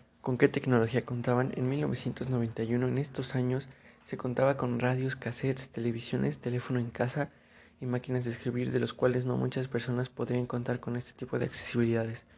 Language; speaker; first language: Spanish; native; Spanish